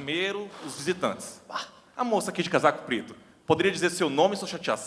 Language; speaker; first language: Portuguese; native; Portuguese